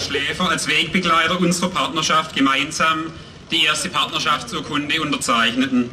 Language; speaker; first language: German; native; German